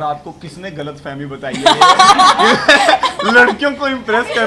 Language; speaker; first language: Hindi; native; Hindi